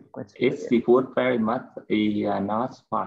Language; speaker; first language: English; non-native, learner; Vietnamese